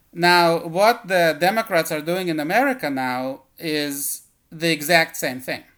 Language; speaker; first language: English; early bilingual, other home language; Russian